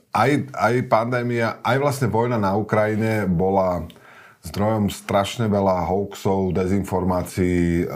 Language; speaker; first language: Slovak; native; Slovak